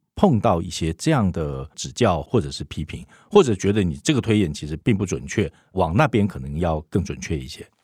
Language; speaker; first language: Chinese; native; Chinese